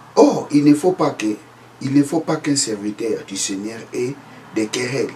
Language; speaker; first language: French; non-native, local second language; Lingala